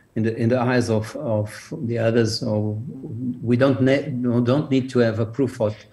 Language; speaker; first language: English; non-native, fluent; Portuguese